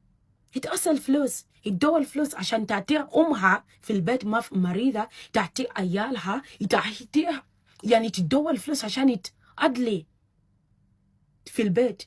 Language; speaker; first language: Arabic; non-native, learner; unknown